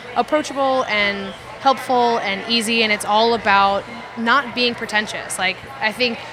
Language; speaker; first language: English; native; English